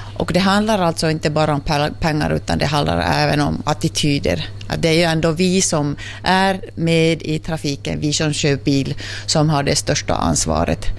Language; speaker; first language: Swedish; non-native, local second language; Finnish